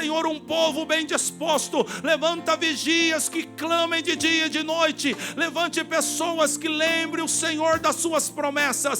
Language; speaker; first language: Portuguese; native; Portuguese